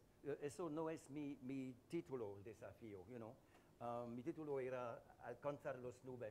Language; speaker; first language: Spanish; non-native, fluent; French